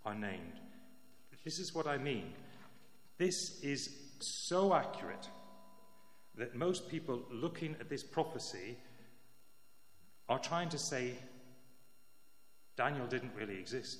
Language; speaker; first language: English; native; English